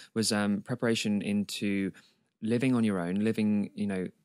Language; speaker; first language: English; native; English